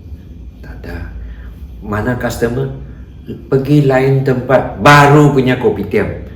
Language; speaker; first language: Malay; non-native, local second language; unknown